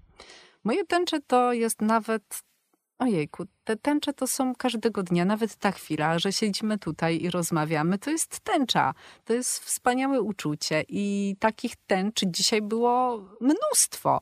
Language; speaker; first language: Polish; native; Polish